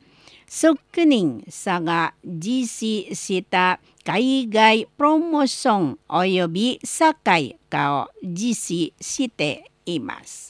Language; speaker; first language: Japanese; non-native, learner; Indonesian